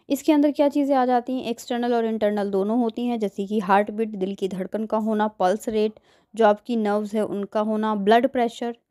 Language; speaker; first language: Hindi; native; Hindi